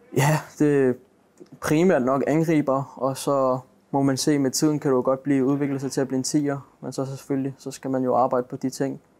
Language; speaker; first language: Danish; native; Danish